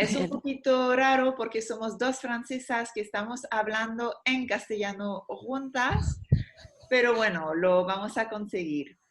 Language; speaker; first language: Spanish; non-native, fluent; French